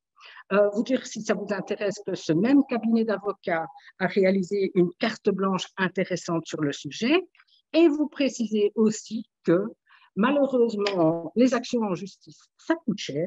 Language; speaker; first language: French; native; French